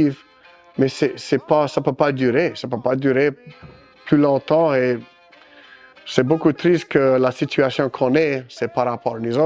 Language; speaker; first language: French; early bilingual, heritage; French